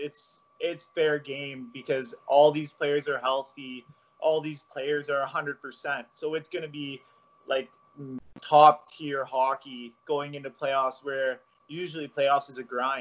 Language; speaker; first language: English; native; English